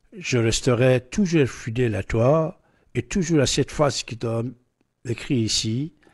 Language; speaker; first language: French; non-native, fluent; Persian